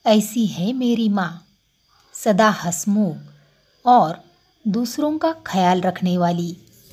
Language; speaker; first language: Hindi; non-native, local second language; Marathi